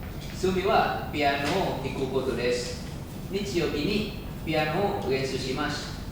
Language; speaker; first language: Japanese; non-native, learner; Indonesian